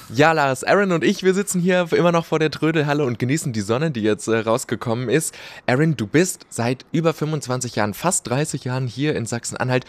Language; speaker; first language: German; native; German